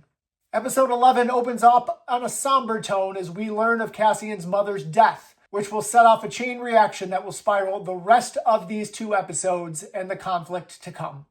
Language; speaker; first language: English; native; English